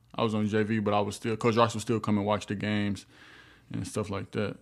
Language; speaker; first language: English; native; English